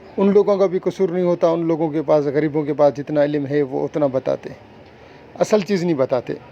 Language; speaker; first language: Urdu; non-native, local second language; Sindhi